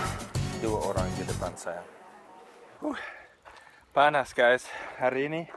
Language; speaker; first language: Indonesian; non-native, fluent; English